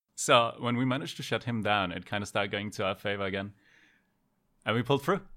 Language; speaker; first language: English; non-native, fluent; Danish